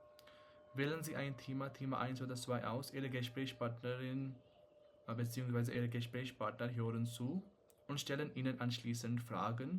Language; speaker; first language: German; non-native, fluent; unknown